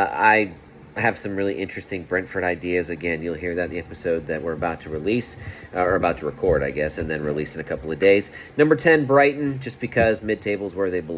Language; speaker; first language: English; native; English